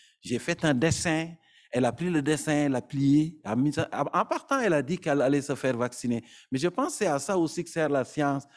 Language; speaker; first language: French; non-native, local second language; Serer